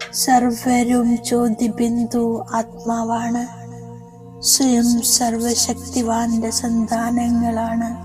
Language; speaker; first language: Malayalam; native; Malayalam